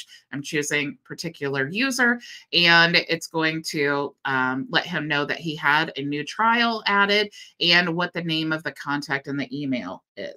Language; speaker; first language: English; native; English